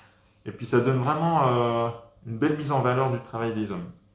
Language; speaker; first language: French; native; French